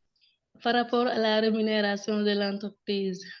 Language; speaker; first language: French; non-native, local second language; Wolof